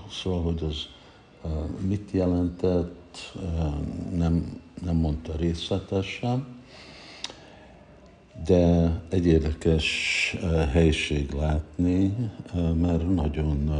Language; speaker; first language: Hungarian; early bilingual, heritage; Hungarian